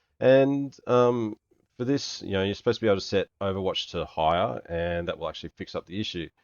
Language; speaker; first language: English; native; English